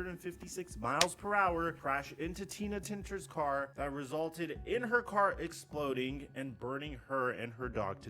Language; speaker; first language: English; native; English